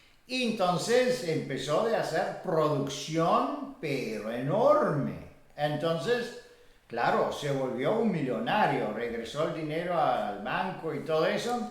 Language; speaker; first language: Spanish; non-native, fluent; Bulgarian